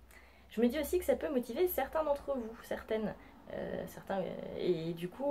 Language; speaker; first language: French; native; French